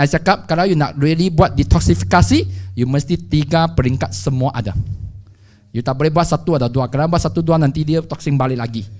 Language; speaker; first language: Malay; non-native, local second language; Chinese